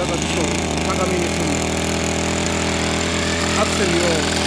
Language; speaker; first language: Japanese; native; Japanese